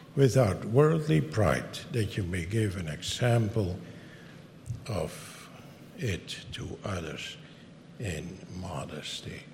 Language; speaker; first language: English; non-native, fluent; Dutch